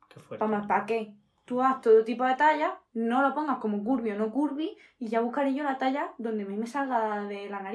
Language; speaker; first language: Spanish; native; Spanish